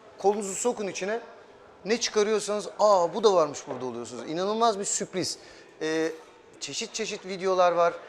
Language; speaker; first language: Turkish; early bilingual, heritage; German